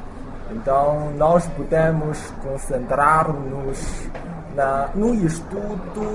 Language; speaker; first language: Portuguese; non-native, learner; Chinese